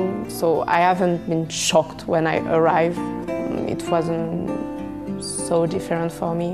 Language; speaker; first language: English; non-native, fluent; French